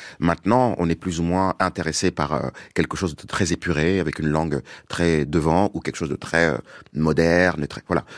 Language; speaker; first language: French; non-native, local second language; Wolof